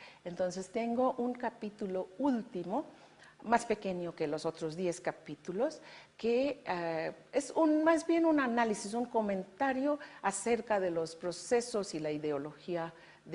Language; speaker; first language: Spanish; non-native, fluent; Bangla